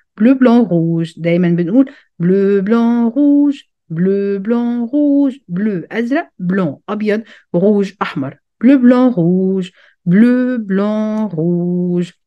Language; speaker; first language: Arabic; early bilingual, heritage; Arabic